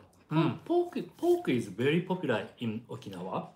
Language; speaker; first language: English; non-native, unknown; Japanese